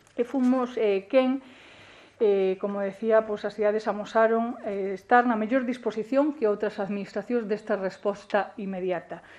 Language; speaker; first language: Galician; native; Galician